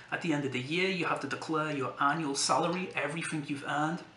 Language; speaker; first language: English; native; English